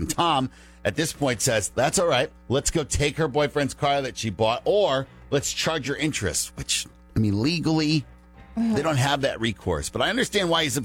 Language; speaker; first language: English; native; English